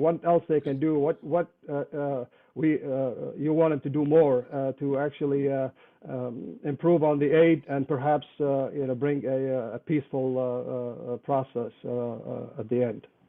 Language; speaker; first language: English; non-native, fluent; Arabic